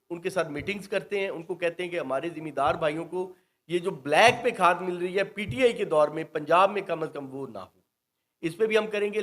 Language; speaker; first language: Urdu; non-native, local second language; Punjabi